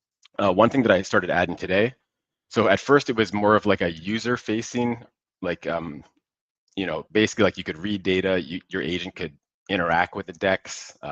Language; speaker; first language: English; native; English